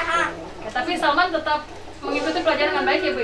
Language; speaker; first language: Indonesian; native; Indonesian